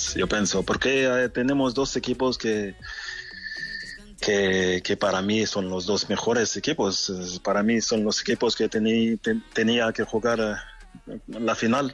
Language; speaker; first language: Spanish; non-native, fluent; French